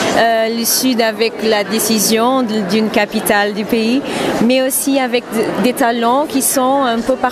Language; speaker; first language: French; non-native, fluent; Portuguese